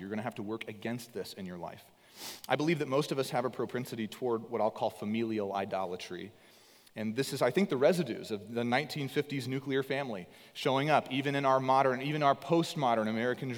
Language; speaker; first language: English; native; English